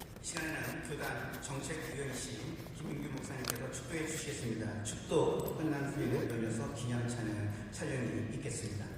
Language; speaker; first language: Korean; native; Korean